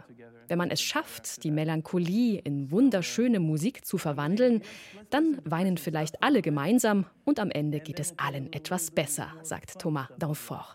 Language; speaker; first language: German; native; German